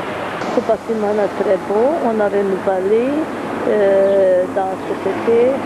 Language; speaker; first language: French; non-native, fluent; Hungarian